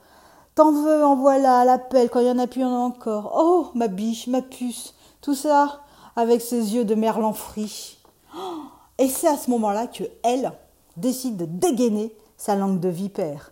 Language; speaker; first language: French; native; French